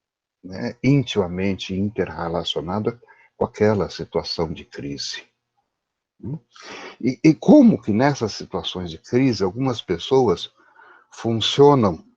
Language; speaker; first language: Portuguese; native; Portuguese